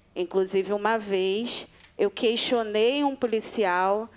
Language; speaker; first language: Portuguese; native; Portuguese